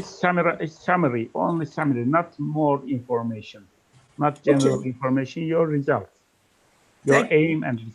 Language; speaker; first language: English; non-native, learner; Turkish